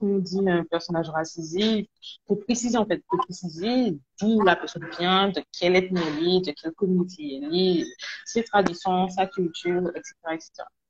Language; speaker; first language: French; native; French